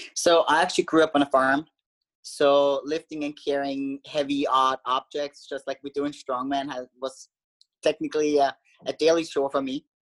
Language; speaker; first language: English; non-native, fluent; German